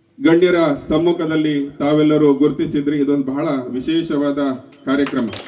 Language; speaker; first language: Kannada; non-native, local second language; Marathi